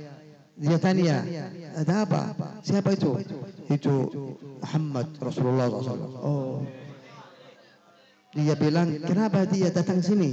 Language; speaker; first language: Indonesian; non-native, fluent; Arabic